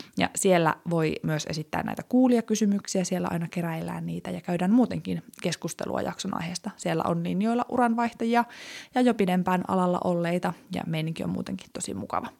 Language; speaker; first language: Finnish; native; Finnish